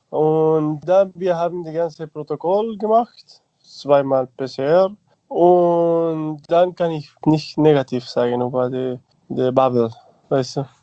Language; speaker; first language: German; non-native, learner; Spanish